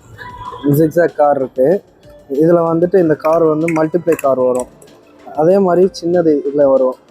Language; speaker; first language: Tamil; native; Tamil